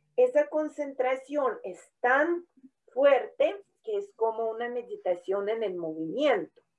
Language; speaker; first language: Spanish; non-native, fluent; Russian